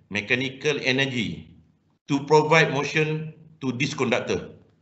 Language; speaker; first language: English; non-native, local second language; Malay